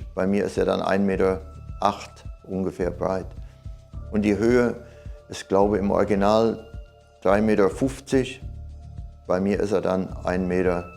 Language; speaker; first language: German; native; German